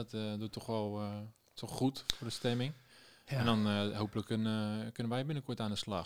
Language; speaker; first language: Dutch; native; Dutch